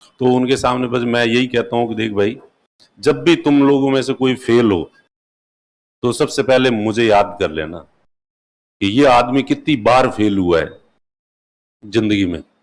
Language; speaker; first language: Hindi; non-native, local second language; Marwari